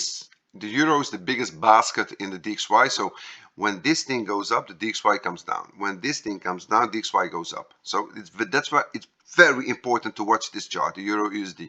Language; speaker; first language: English; non-native, fluent; Dutch